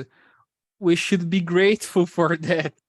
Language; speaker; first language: English; non-native, fluent; Portuguese